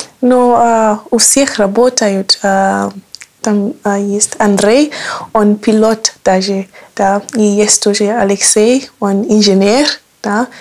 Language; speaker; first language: Russian; non-native, learner; English